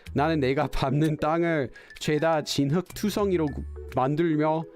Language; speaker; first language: Korean; non-native, fluent; English